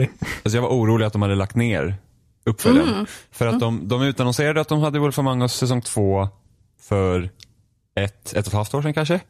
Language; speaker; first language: Swedish; native; Swedish